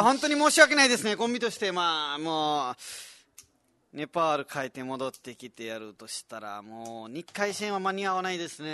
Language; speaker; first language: Japanese; non-native, fluent; Nepali